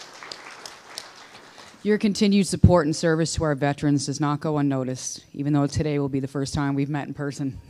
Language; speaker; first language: English; native; English